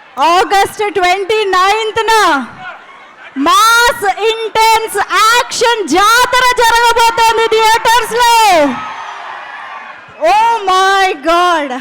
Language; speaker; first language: Telugu; native; Telugu